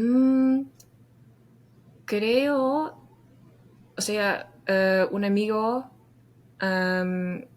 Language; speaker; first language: Spanish; non-native, fluent; English